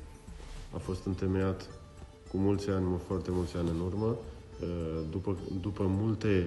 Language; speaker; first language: Romanian; non-native, local second language; Crimean Tatar